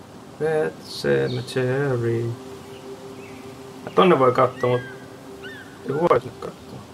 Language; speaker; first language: Finnish; native; Finnish